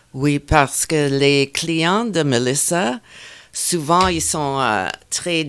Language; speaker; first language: French; non-native, fluent; English